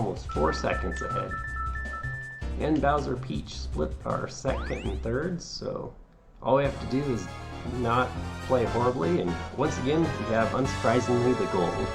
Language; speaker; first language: English; native; English